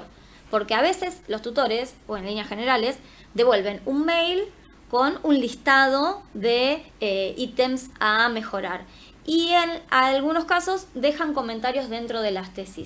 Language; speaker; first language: Spanish; native; Spanish